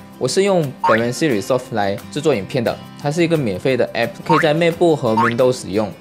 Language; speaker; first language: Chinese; native; Chinese